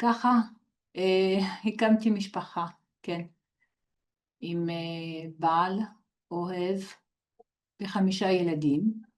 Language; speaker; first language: Hebrew; non-native, fluent; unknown